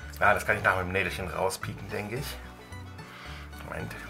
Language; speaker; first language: German; native; German